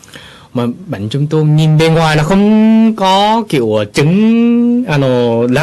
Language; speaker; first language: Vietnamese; early bilingual, heritage; Vietnamese